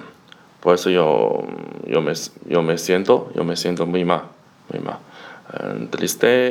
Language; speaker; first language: Spanish; non-native, learner; Chinese